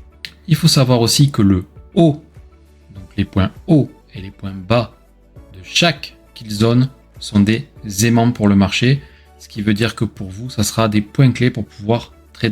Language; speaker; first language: French; native; French